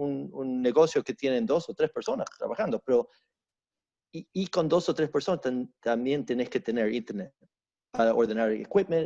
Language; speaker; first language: Spanish; early bilingual, heritage; Spanish